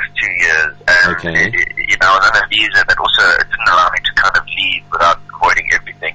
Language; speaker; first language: English; native; English